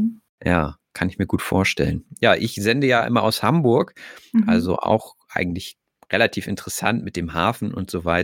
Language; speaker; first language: German; native; German